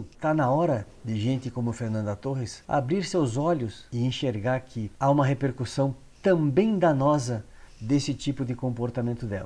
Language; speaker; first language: Portuguese; native; Portuguese